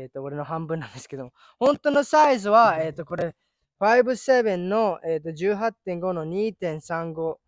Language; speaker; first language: Japanese; early bilingual, other home language; English